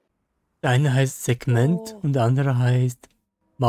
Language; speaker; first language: German; native; German